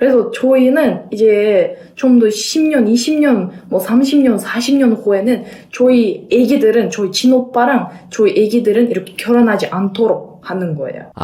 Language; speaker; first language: Korean; non-native, fluent; Kyrgyz